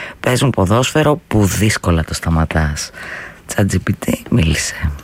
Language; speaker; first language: Greek; native; Greek